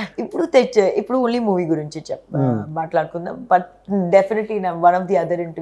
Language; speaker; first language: Telugu; non-native, learner; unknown